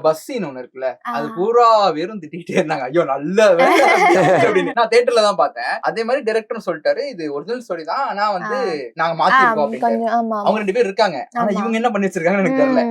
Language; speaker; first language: Tamil; native; Tamil